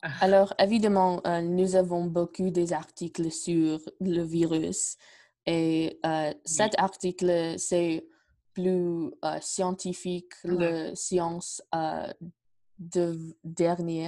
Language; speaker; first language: French; non-native, learner; English